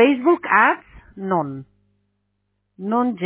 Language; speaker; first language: Spanish; non-native, fluent; Portuguese